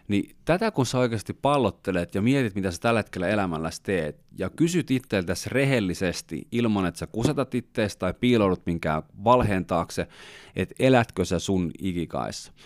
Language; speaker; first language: Finnish; native; Finnish